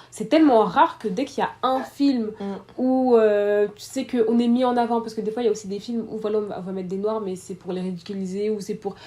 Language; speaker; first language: French; early bilingual, other home language; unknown